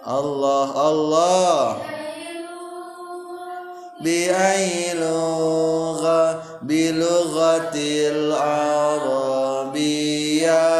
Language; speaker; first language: Arabic; non-native, fluent; Indonesian